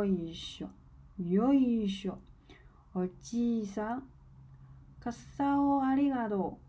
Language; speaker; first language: Japanese; non-native, learner; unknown